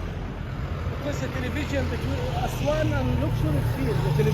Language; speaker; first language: English; non-native, learner; Arabic